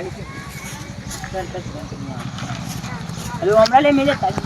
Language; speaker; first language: Hindi; non-native, local second language; Gujarati